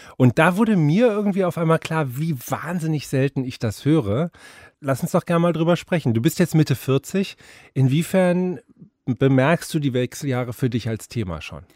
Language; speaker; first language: German; native; German